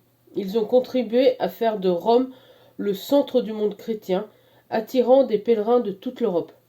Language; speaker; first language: French; native; French